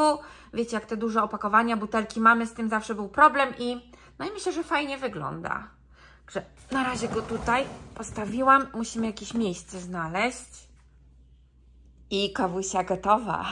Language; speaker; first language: Polish; native; Polish